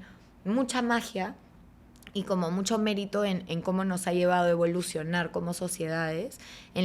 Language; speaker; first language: Spanish; native; Spanish